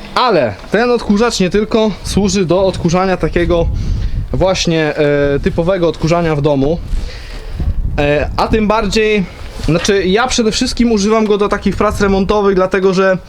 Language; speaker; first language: Polish; native; Polish